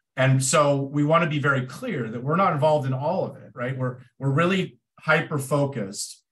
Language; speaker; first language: English; native; English